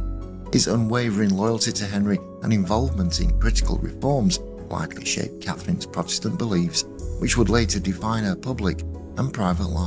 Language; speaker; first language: English; native; English